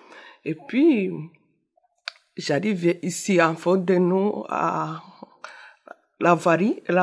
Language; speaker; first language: French; non-native, learner; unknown